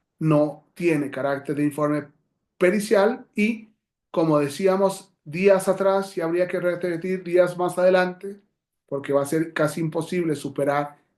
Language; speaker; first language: Spanish; native; Spanish